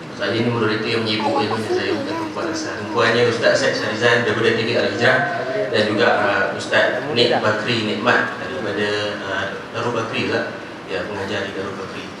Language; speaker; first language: Malay; native; Malay